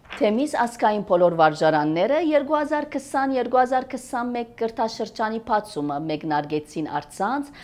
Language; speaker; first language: Armenian; early bilingual, heritage; Armenian